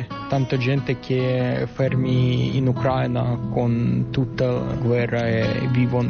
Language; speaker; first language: Italian; non-native, learner; Ukrainian